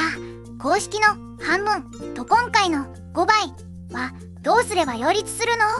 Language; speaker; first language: Japanese; native; Japanese